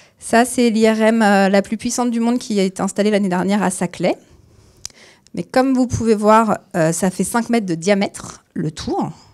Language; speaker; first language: French; native; French